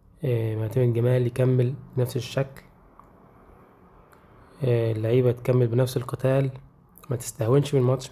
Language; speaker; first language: Arabic; native; Arabic